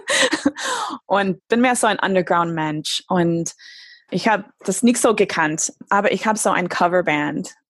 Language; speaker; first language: German; non-native, fluent; English